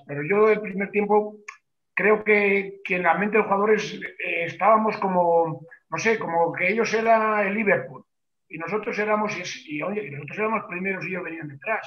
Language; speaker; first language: Spanish; native; Spanish